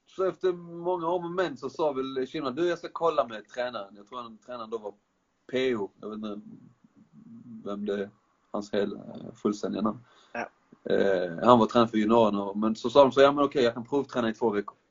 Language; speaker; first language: Swedish; early bilingual, other home language; Persian